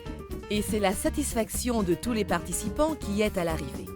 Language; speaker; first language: French; native; French